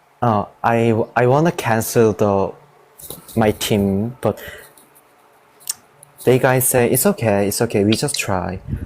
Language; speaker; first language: English; non-native, learner; Korean